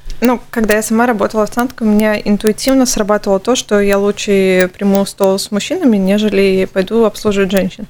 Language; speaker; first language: Russian; native; Russian